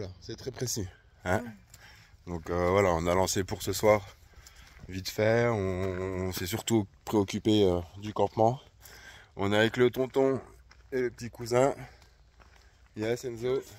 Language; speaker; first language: French; native; French